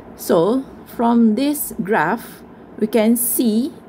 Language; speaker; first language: English; non-native, local second language; Malay